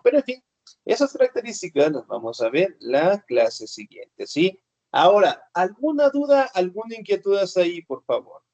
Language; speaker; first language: Spanish; native; Spanish